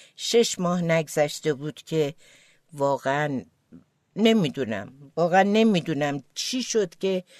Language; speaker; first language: Persian; non-native, local second language; Azerbaijani